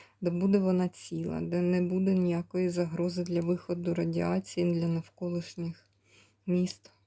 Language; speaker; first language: Ukrainian; native; Ukrainian